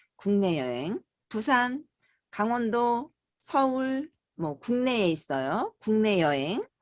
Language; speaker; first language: Korean; native; Korean